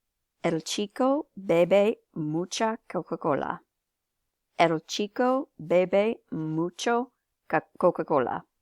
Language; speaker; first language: Spanish; non-native, fluent; English